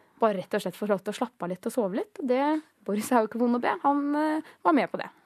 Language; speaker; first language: Norwegian; early bilingual, other home language; Greek